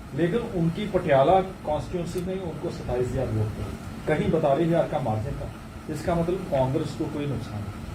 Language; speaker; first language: Hindi; non-native, local second language; Punjabi